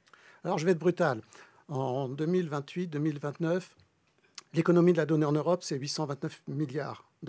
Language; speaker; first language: French; native; French